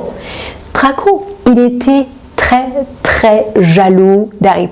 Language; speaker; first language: French; non-native, fluent; Persian